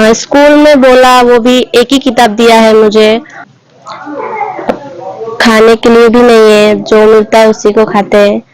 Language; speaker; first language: Hindi; non-native, local second language; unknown